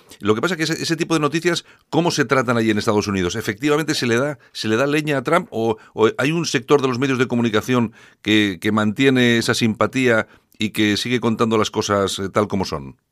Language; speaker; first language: Spanish; native; Spanish